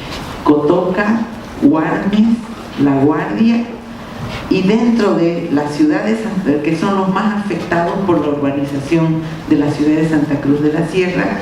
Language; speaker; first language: Spanish; native; Spanish